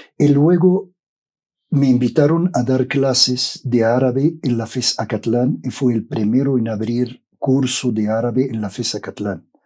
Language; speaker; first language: Spanish; non-native, fluent; Arabic